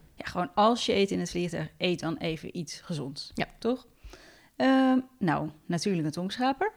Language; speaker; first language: Dutch; native; Dutch